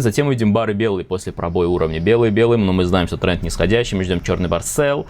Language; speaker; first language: Russian; native; Russian